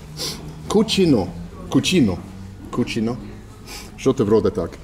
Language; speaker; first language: Russian; non-native, learner; English